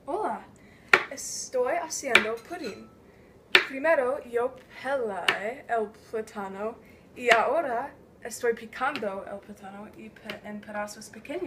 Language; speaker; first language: Spanish; non-native, learner; English